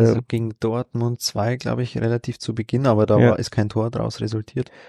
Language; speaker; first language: German; native; German